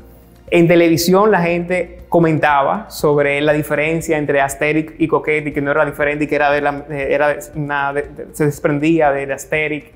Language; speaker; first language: Spanish; native; Spanish